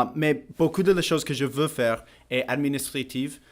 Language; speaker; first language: French; non-native, learner; English